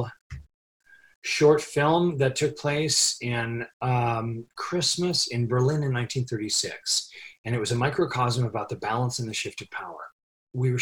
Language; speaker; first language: English; native; English